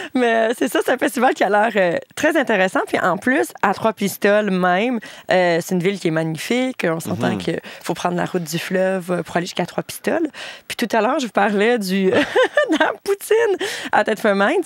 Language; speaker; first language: French; native; French